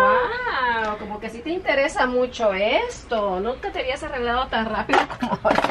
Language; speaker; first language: Spanish; native; Spanish